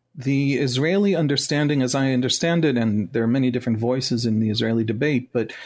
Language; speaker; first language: English; non-native, fluent; Hebrew